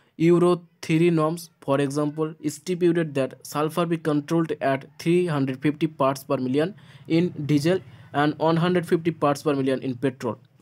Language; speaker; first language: English; non-native, local second language; Bangla